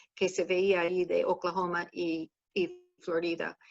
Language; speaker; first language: Spanish; non-native, fluent; English